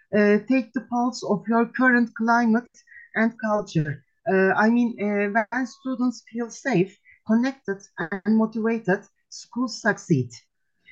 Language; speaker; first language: English; non-native, fluent; Turkish